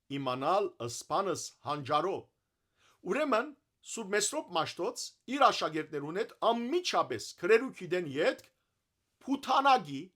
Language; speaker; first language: Armenian; native; Armenian